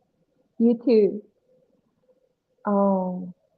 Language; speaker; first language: English; non-native, learner; Japanese